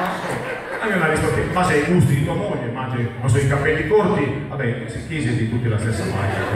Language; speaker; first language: Italian; native; Italian